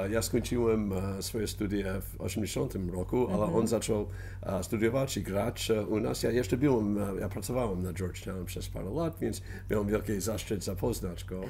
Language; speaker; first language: Polish; non-native, fluent; English